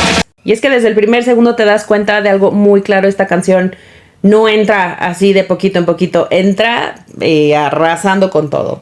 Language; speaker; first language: Spanish; native; Spanish